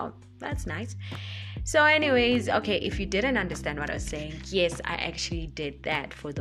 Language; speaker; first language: English; non-native, local second language; Zulu